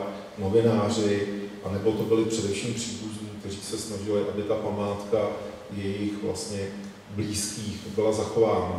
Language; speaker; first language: Czech; native; Czech